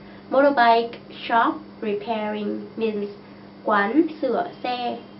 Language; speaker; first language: English; non-native, fluent; Vietnamese